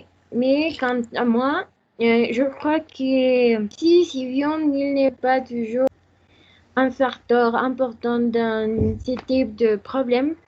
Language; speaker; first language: French; non-native, learner; Spanish